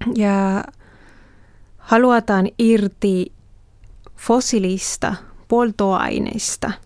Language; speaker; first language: Finnish; non-native, fluent; Spanish